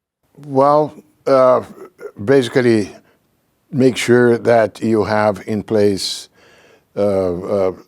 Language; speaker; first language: English; non-native, fluent; Portuguese